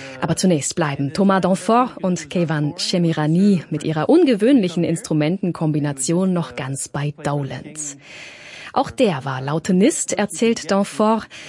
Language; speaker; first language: German; native; German